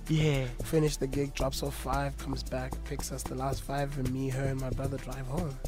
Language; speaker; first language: English; non-native, local second language; Zulu